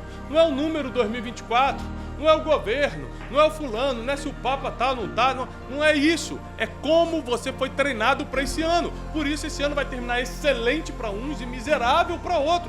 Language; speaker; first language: Portuguese; native; Portuguese